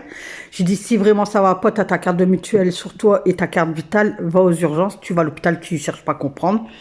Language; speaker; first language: French; native; French